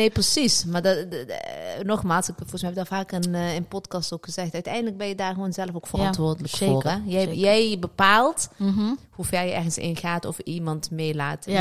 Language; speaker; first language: Dutch; early bilingual, other home language; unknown